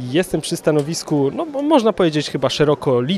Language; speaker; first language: Polish; native; Polish